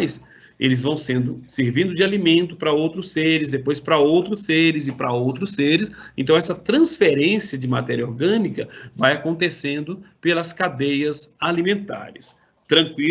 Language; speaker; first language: Portuguese; native; Portuguese